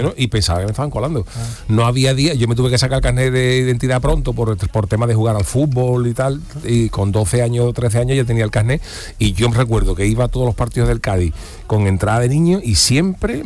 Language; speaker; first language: Spanish; native; Spanish